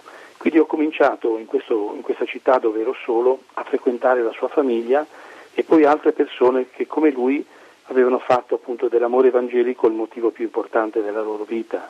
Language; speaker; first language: Italian; native; Italian